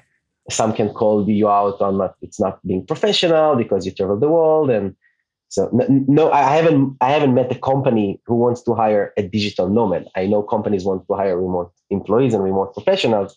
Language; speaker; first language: English; non-native, fluent; Hebrew